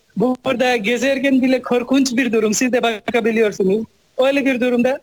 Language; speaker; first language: Turkish; non-native, fluent; Nepali